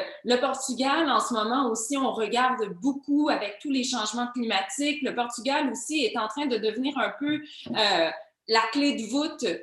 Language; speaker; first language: French; native; French